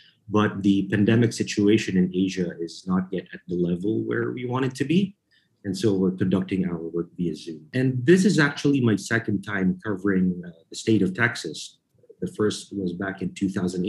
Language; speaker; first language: English; non-native, local second language; Filipino